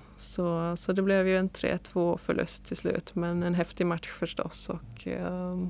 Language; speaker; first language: Swedish; native; Swedish